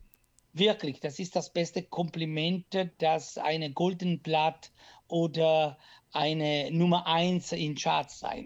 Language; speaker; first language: German; non-native, fluent; Italian